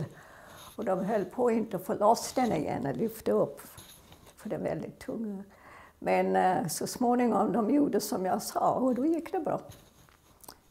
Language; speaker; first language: Swedish; non-native, fluent; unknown